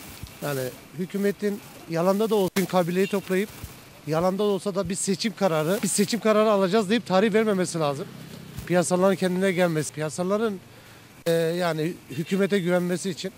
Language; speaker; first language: Turkish; native; Turkish